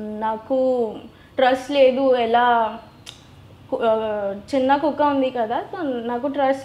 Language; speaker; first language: Telugu; non-native, learner; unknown